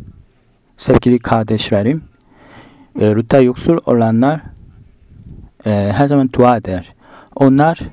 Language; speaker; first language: Turkish; non-native, fluent; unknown